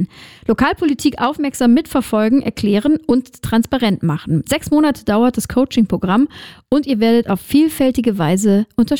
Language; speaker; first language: German; native; German